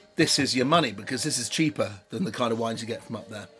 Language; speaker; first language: English; native; English